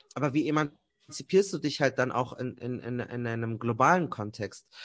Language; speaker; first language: German; native; German